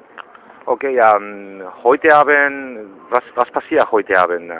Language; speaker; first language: German; non-native, learner; Spanish